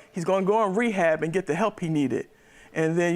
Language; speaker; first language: English; native; English